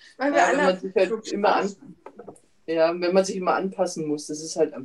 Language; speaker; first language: German; native; German